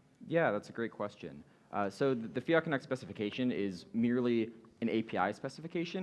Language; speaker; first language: English; native; English